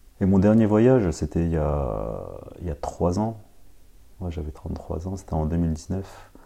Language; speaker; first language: French; early bilingual, other home language; Khmer